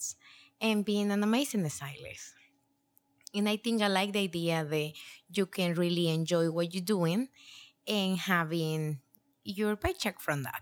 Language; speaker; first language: English; non-native, learner; Spanish